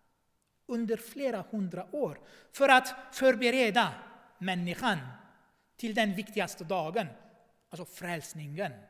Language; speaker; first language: Swedish; non-native, fluent; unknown